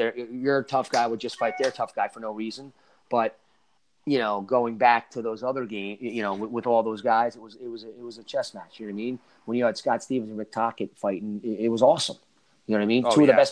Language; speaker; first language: English; native; English